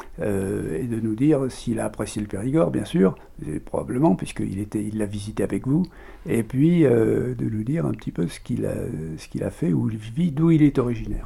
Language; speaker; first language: French; native; French